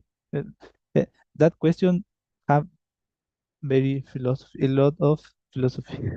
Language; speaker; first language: English; non-native, learner; Spanish